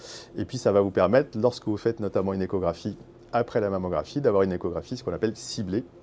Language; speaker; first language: French; native; French